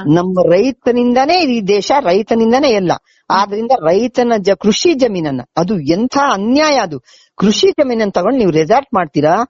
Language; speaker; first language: Kannada; non-native, local second language; Lambadi